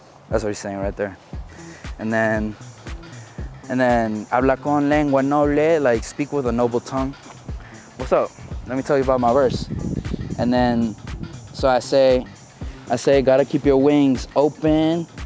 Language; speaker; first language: English; native; English